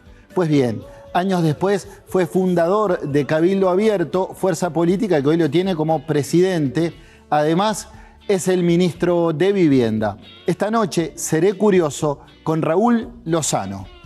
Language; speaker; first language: Spanish; native; Spanish